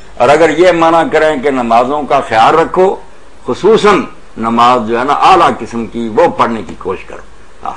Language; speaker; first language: Urdu; non-native, local second language; Punjabi